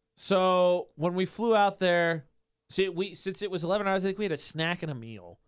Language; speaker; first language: English; native; English